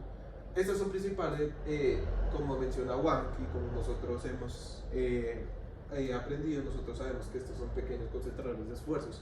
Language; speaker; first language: Spanish; native; Spanish